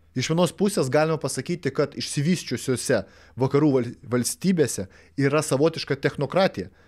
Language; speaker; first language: Lithuanian; non-native, local second language; Russian